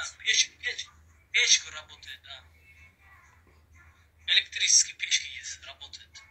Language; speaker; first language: Russian; non-native, learner; Uzbek